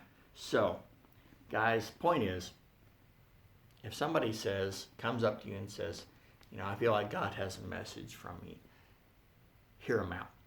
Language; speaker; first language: English; native; English